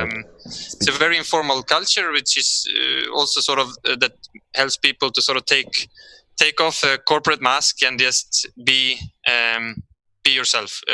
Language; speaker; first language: English; non-native, fluent; Swedish